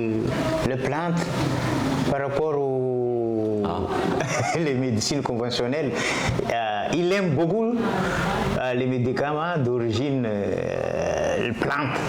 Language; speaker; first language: French; non-native, local second language; Malagasy